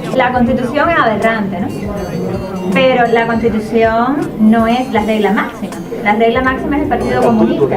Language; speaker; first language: Spanish; native; Spanish